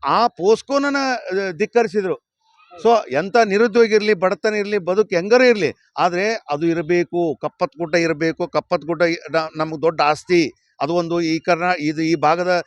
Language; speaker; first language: Kannada; native; Kannada